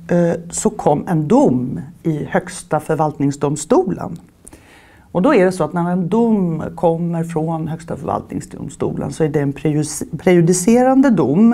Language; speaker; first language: Swedish; native; Swedish